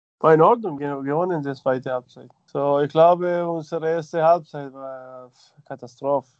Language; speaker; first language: German; non-native, fluent; Spanish